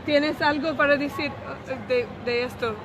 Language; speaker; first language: Spanish; non-native, learner; English